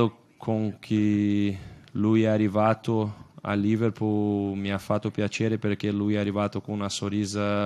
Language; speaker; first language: Italian; non-native, fluent; Portuguese